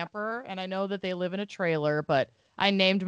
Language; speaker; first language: English; native; English